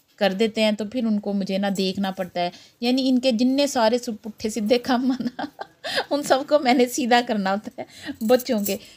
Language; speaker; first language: Urdu; non-native, local second language; Punjabi